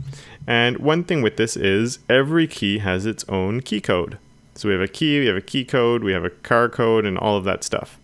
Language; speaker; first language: English; native; English